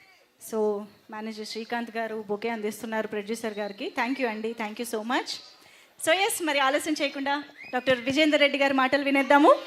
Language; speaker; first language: Telugu; native; Telugu